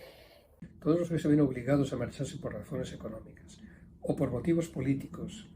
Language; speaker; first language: Spanish; native; Spanish